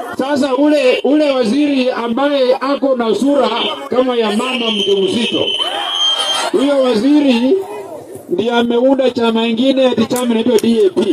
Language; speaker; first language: Swahili; non-native, local second language; Luyia